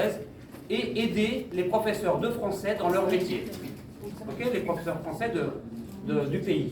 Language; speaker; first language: French; native; French